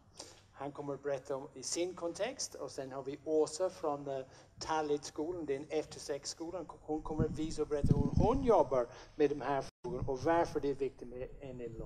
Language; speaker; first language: Swedish; non-native, fluent; English